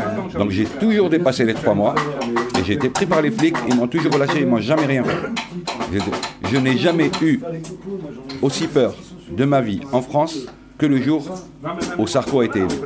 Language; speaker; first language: French; non-native, local second language; Arabic